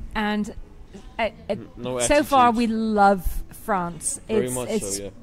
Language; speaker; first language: English; native; English